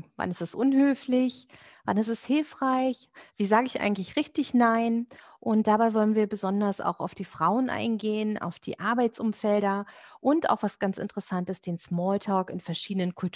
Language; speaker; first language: German; native; German